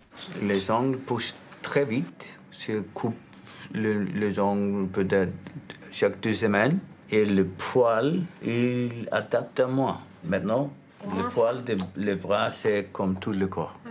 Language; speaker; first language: French; non-native, learner; Icelandic